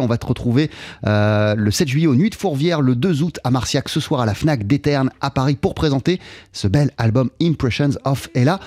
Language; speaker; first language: French; native; French